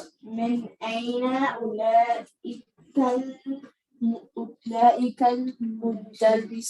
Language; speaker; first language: Arabic; non-native, learner; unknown